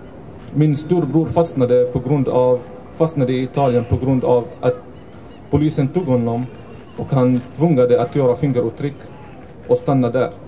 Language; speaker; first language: Swedish; non-native, fluent; Arabic